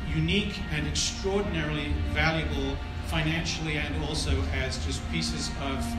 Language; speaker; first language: English; native; English